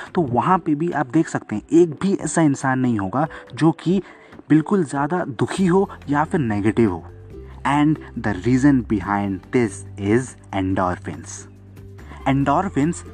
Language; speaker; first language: Hindi; native; Hindi